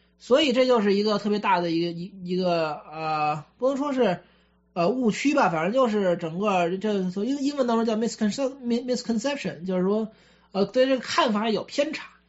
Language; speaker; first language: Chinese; native; Chinese